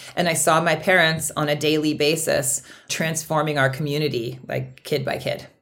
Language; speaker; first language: English; native; English